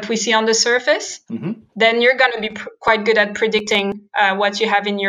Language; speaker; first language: English; non-native, fluent; French